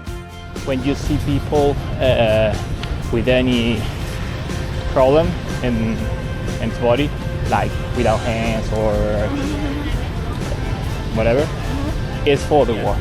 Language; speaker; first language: English; non-native, fluent; Spanish